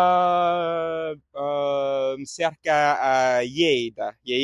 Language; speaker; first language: Spanish; non-native, learner; English